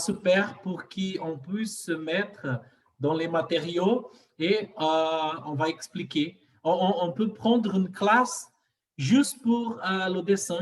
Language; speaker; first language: French; non-native, fluent; Portuguese